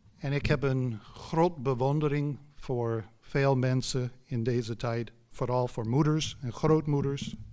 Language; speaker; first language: Dutch; non-native, fluent; English